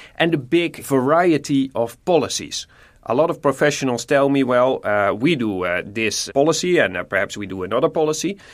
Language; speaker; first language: English; non-native, fluent; Dutch